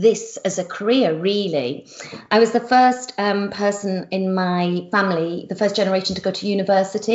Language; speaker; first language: English; native; English